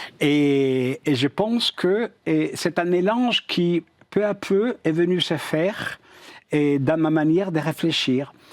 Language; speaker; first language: French; non-native, fluent; Spanish